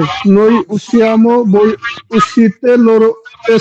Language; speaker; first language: Italian; non-native, learner; Bangla